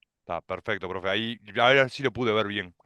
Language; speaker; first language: Spanish; native; Spanish